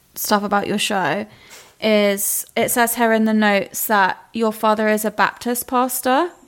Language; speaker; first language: English; native; English